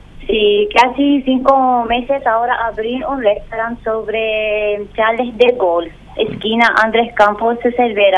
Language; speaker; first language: Spanish; non-native, learner; Arabic